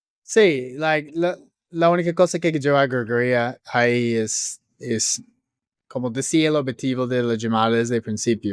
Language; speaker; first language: Spanish; non-native, fluent; English